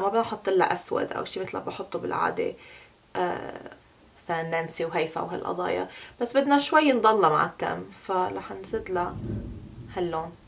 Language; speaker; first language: Arabic; early bilingual, heritage; Arabic